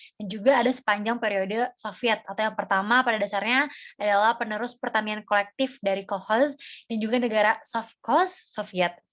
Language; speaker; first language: Indonesian; native; Indonesian